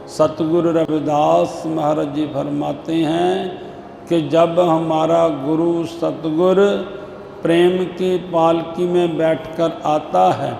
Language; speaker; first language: Hindi; non-native, local second language; Punjabi